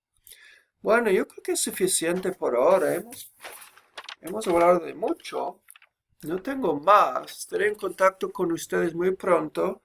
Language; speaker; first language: Spanish; non-native, fluent; English